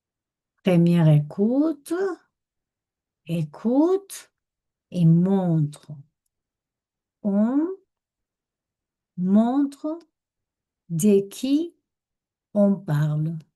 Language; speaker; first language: French; non-native, fluent; Spanish